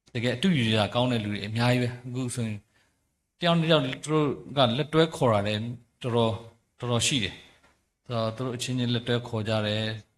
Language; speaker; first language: Burmese; non-native, local second language; S'gaw Karen